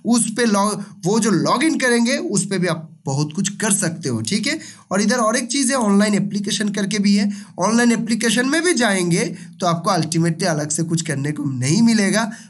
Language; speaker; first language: Hindi; non-native, local second language; Bangla